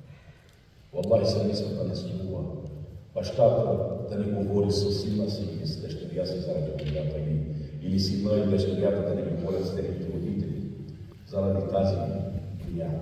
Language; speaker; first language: Bulgarian; non-native, fluent; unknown